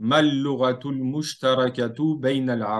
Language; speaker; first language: Arabic; non-native, fluent; French